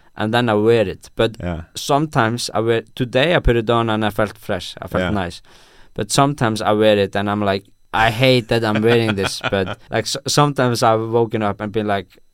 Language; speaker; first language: English; non-native, fluent; Icelandic